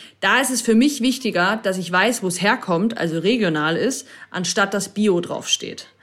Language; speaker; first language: German; native; German